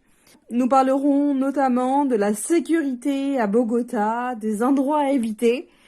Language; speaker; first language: French; native; French